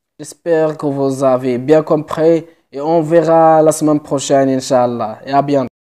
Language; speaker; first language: French; non-native, local second language; Arabic